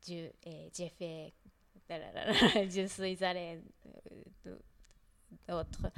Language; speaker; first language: French; non-native, learner; Japanese